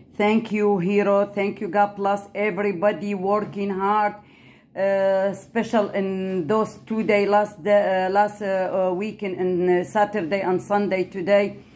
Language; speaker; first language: English; non-native, learner; Arabic